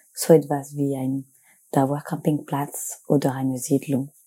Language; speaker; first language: German; non-native, fluent; French